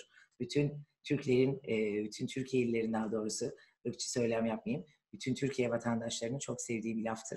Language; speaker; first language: Turkish; native; Turkish